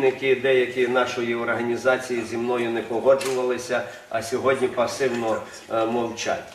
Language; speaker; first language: Ukrainian; native; Ukrainian